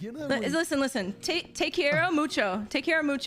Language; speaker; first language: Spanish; non-native, learner; English